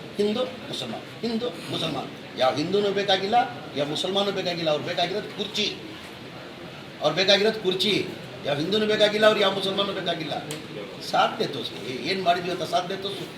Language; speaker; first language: Kannada; non-native, local second language; Urdu